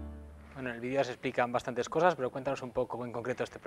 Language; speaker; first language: Spanish; native; Spanish